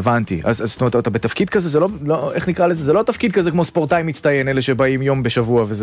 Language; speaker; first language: Hebrew; native; Hebrew